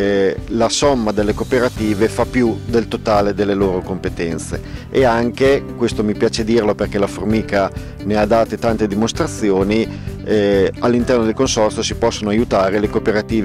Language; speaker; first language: Italian; native; Italian